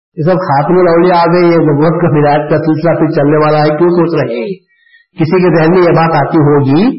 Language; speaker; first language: Urdu; native; Urdu